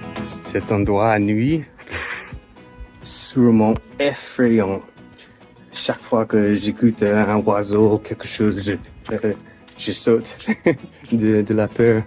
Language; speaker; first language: French; non-native, fluent; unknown